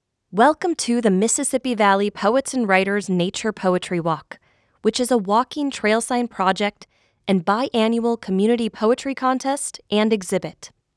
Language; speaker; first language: English; native; English